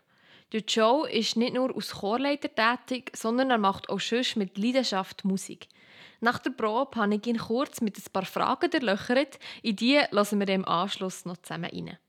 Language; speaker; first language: German; native; German